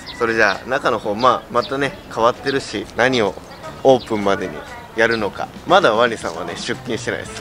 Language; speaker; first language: Japanese; native; Japanese